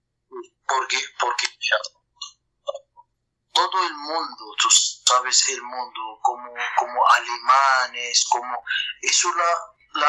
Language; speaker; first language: Spanish; non-native, learner; Arabic